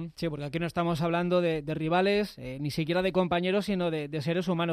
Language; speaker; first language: Spanish; native; Spanish